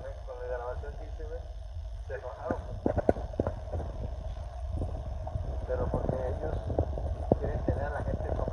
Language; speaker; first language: Spanish; native; Spanish